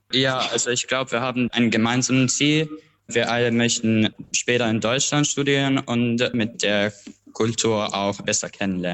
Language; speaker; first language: German; non-native, learner; Albanian